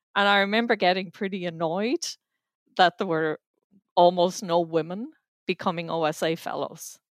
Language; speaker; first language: English; native; English